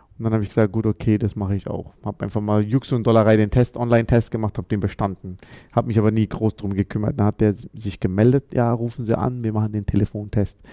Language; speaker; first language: German; early bilingual, other home language; Amharic